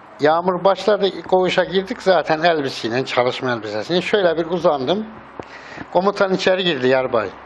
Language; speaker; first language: Turkish; native; Turkish